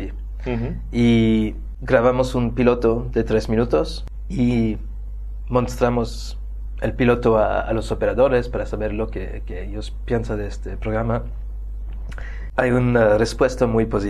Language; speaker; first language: Spanish; non-native, fluent; French